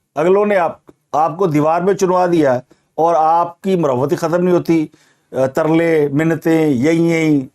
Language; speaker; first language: Urdu; non-native, local second language; Punjabi